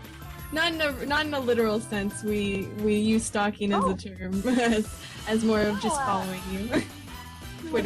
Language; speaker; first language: English; native; English